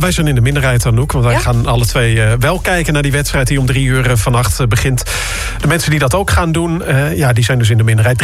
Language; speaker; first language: Dutch; native; Dutch